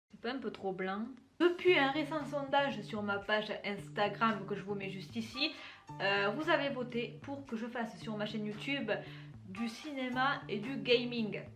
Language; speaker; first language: French; native; French